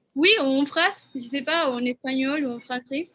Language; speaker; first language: French; non-native, fluent; Spanish